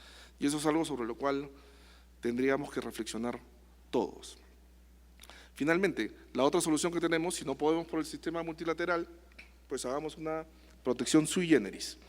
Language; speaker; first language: Spanish; native; Spanish